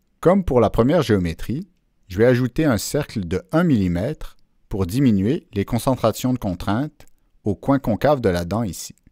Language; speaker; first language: French; native; French